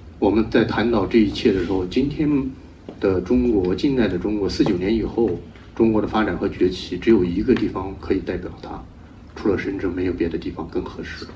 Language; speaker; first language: Chinese; native; Chinese